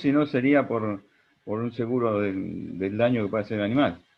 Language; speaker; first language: Spanish; native; Spanish